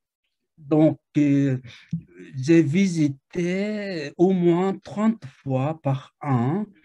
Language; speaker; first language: French; non-native, fluent; Japanese